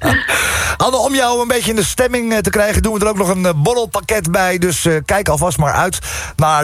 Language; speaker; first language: Dutch; native; Dutch